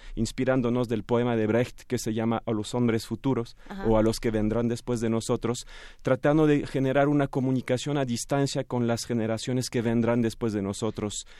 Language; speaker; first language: Spanish; non-native, fluent; French